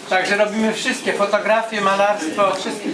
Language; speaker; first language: Polish; native; Polish